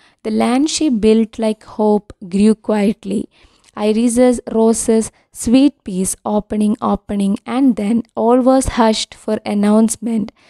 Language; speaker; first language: English; non-native, local second language; Malayalam